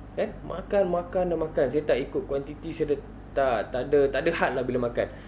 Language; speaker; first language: Malay; native; Malay